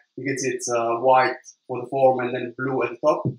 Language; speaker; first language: English; non-native, fluent; Italian